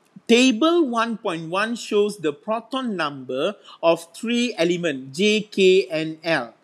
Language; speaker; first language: English; non-native, local second language; Malay